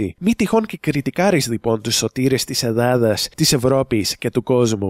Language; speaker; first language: Greek; native; Greek